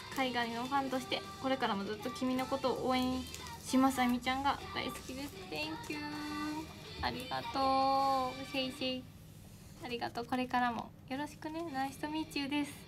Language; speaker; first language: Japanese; native; Japanese